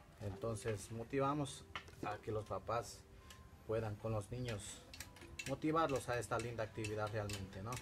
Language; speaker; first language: Spanish; native; Spanish